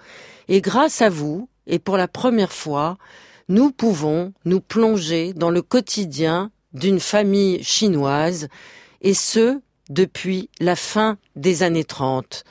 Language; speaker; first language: French; native; French